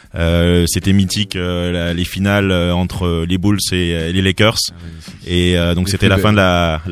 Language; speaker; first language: French; native; French